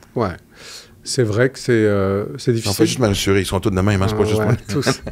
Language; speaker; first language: French; native; French